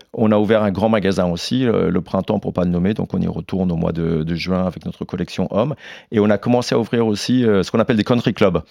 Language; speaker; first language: French; non-native, fluent; English